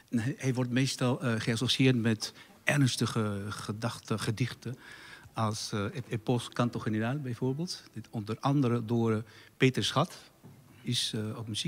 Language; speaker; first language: Dutch; non-native, fluent; Spanish